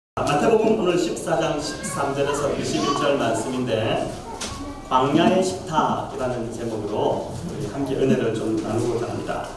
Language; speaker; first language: Korean; native; Korean